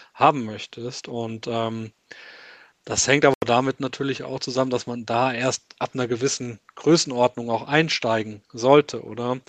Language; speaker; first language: German; native; German